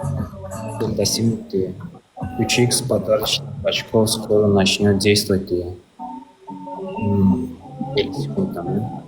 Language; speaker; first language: Russian; non-native, local second language; Turkmen